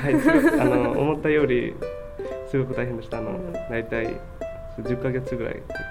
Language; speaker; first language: Japanese; non-native, fluent; Bangla